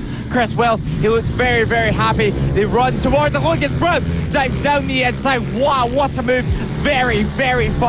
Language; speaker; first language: English; native; English